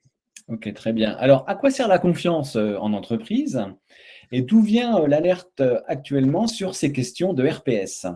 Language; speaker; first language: French; native; French